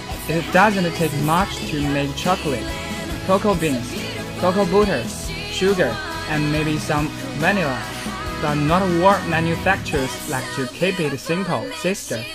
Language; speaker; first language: English; non-native, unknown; Chinese